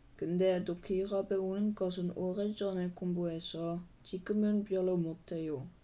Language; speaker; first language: Korean; non-native, learner; Dutch